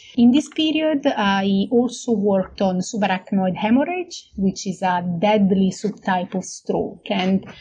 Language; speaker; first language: English; non-native, fluent; Italian